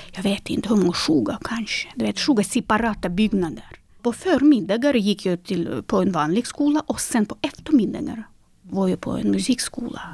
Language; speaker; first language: Swedish; non-native, fluent; Russian